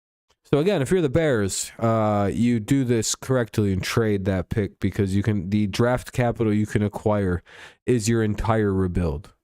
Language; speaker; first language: English; native; English